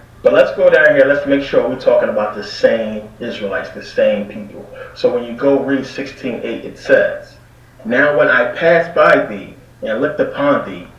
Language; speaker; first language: English; native; English